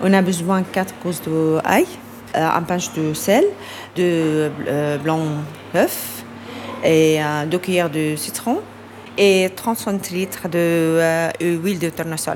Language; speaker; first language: French; non-native, learner; Arabic